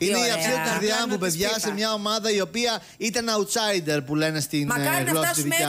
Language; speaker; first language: Greek; native; Greek